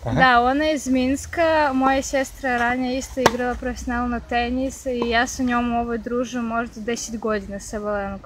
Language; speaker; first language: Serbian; non-native, learner; Belarusian